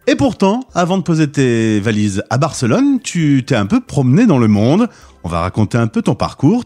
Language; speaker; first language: French; native; French